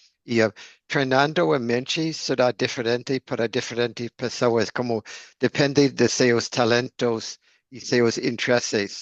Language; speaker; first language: Portuguese; non-native, learner; English